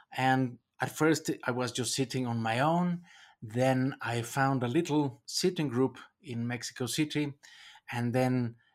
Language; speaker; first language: English; non-native, fluent; Spanish